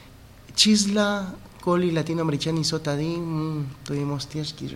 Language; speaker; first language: Czech; non-native, fluent; Spanish